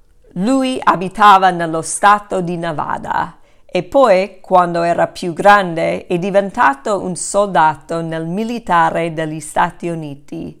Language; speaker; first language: Italian; non-native, fluent; English